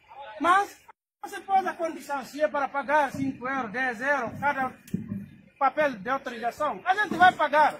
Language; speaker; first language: Portuguese; non-native, learner; Haitian Creole